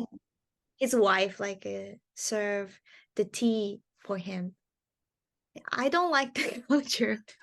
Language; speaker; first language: English; non-native, learner; Japanese